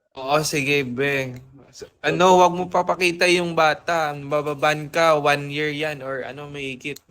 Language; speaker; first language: Filipino; non-native, local second language; Hiligaynon